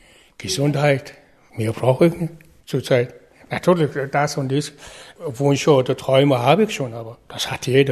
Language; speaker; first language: German; non-native, learner; Mongolian